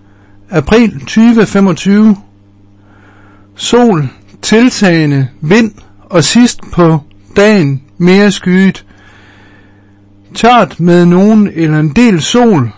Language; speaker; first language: Danish; native; Danish